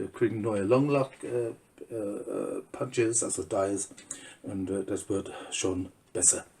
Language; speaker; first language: German; non-native, fluent; English